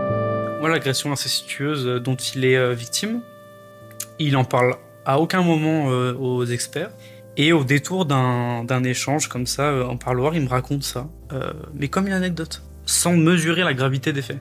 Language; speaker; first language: French; native; French